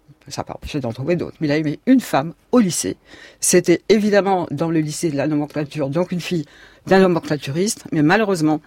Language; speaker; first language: French; native; French